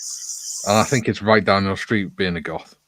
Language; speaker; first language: English; native; English